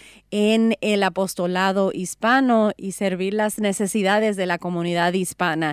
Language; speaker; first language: Spanish; native; Spanish